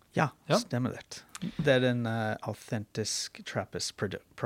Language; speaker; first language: Norwegian; non-native, fluent; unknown